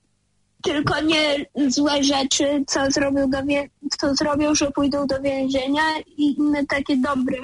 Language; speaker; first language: Polish; early bilingual, heritage; Polish